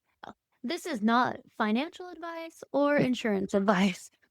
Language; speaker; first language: English; native; English